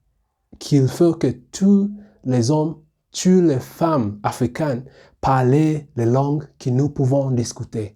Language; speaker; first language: French; non-native, learner; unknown